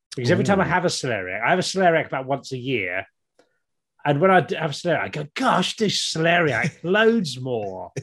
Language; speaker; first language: English; native; English